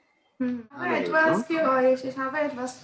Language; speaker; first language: German; non-native, learner; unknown